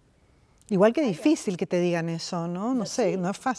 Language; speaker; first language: Spanish; native; Spanish